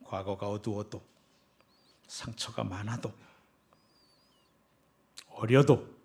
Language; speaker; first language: Korean; native; Korean